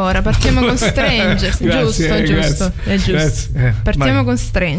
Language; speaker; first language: Italian; native; Italian